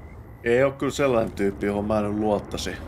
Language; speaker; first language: Finnish; native; Finnish